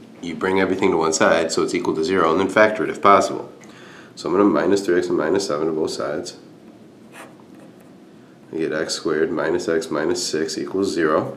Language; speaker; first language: English; native; English